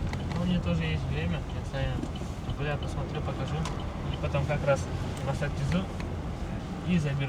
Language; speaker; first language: Russian; non-native, local second language; Uzbek